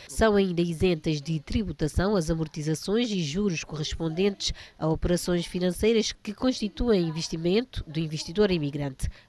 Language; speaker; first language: Portuguese; non-native, local second language; Kabuverdianu